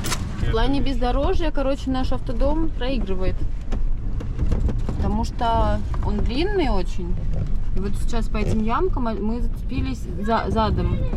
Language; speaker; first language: Russian; native; Russian